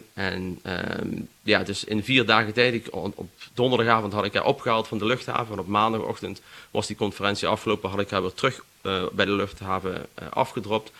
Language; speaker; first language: Dutch; native; Dutch